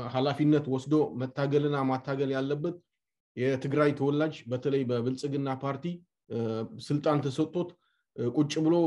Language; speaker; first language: Amharic; non-native, local second language; Tigrinya